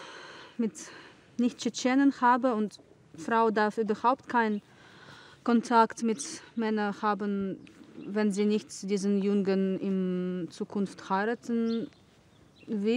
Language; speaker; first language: German; non-native, fluent; Chechen